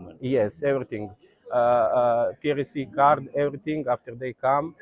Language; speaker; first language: English; non-native, learner; Serbian